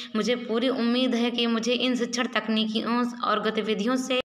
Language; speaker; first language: Hindi; native; Hindi